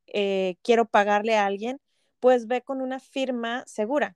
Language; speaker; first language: Spanish; native; Spanish